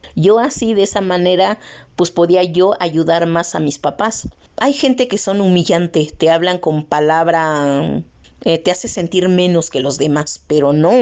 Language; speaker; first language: Spanish; early bilingual, other home language; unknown